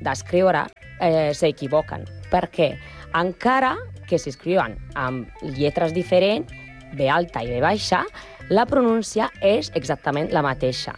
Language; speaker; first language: Catalan; non-native, learner; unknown